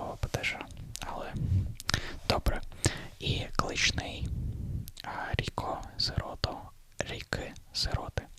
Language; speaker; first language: Ukrainian; non-native, learner; Russian